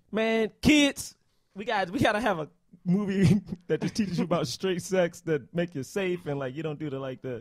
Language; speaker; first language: English; native; English